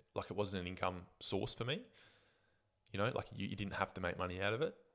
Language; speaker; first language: English; native; English